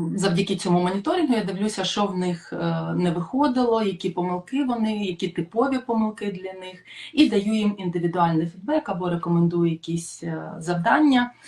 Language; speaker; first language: Ukrainian; non-native, local second language; Russian